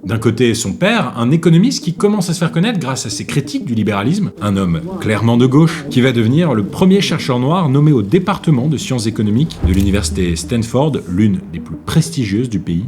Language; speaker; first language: French; native; French